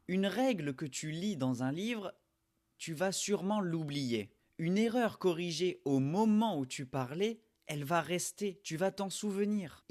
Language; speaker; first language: French; native; French